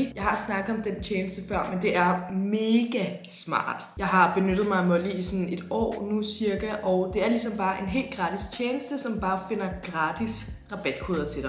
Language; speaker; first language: Danish; native; Danish